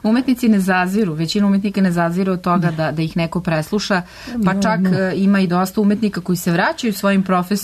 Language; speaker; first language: Serbian; native; Serbian